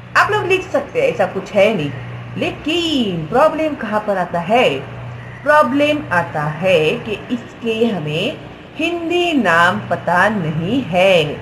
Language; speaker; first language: Hindi; non-native, local second language; Marathi